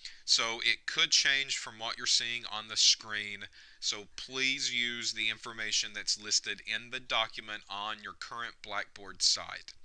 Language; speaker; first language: English; native; English